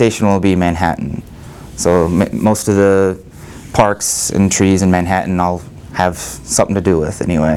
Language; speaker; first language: English; native; English